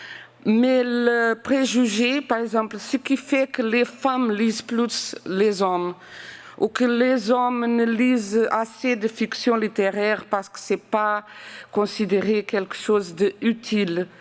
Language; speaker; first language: French; non-native, fluent; Portuguese